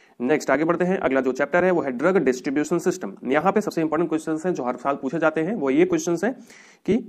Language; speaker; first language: Hindi; native; Hindi